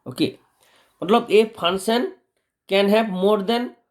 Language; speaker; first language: Hindi; non-native, local second language; Bangla